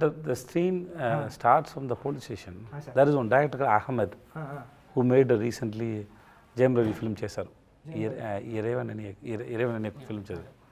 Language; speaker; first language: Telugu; non-native, learner; Tamil